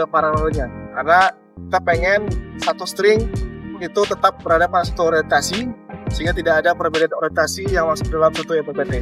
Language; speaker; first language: Indonesian; native; Indonesian